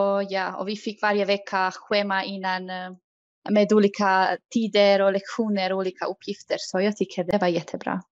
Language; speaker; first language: Swedish; non-native, fluent; Croatian